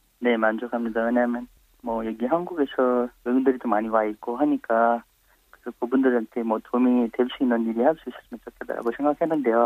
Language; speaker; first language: Korean; non-native, fluent; Nepali